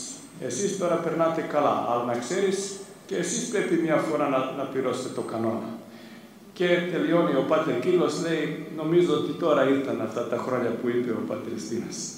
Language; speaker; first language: Greek; non-native, fluent; Serbian